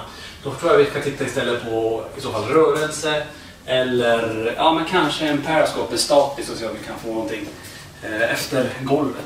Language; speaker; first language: Swedish; native; Swedish